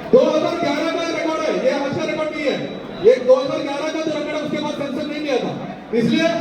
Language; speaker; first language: Hindi; non-native, local second language; Tamil